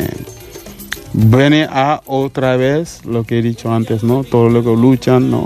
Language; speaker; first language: Spanish; non-native, fluent; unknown